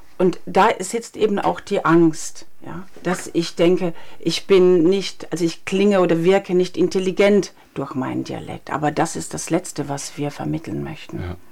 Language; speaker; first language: German; native; German